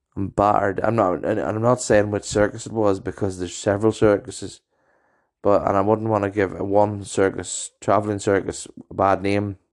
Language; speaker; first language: English; native; English